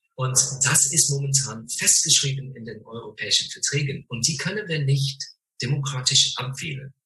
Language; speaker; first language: German; non-native, fluent; English